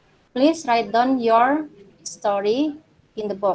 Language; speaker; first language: English; non-native, fluent; Indonesian